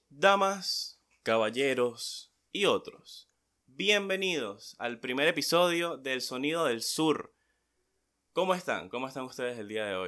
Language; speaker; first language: Spanish; native; Spanish